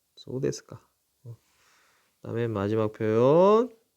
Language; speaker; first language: Korean; native; Korean